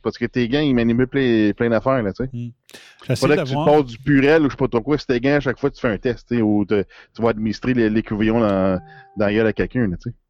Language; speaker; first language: French; native; French